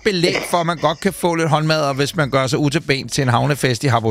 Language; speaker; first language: Danish; native; Danish